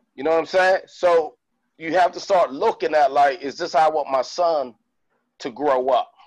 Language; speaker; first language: English; native; English